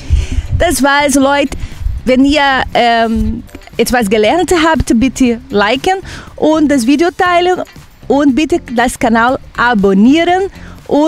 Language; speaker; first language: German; non-native, fluent; Portuguese